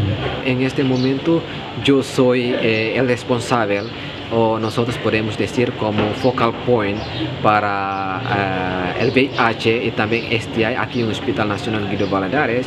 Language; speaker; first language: Spanish; non-native, fluent; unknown